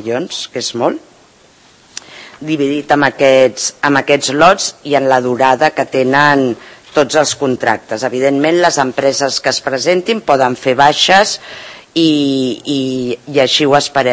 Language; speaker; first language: Catalan; native; Catalan